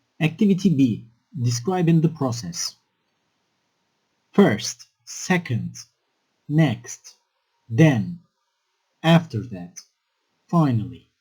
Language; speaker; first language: English; non-native, local second language; Turkish